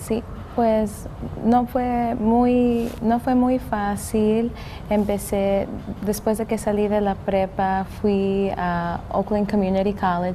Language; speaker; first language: Spanish; early bilingual, heritage; English